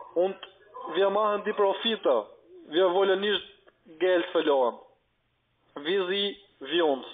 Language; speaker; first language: German; non-native, learner; Italian